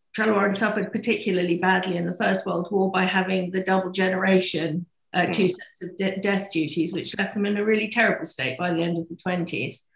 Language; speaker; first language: English; native; English